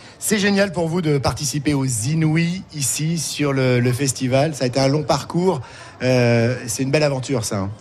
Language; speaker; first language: French; native; French